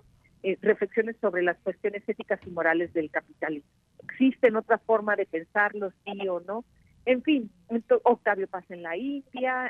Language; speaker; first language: Spanish; native; Spanish